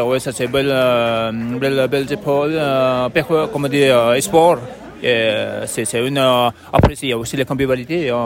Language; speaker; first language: French; non-native, fluent; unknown